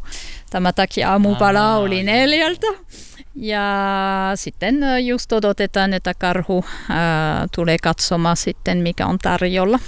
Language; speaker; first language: Finnish; non-native, learner; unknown